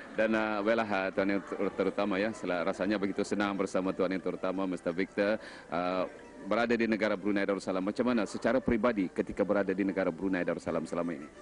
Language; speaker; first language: Malay; native; Malay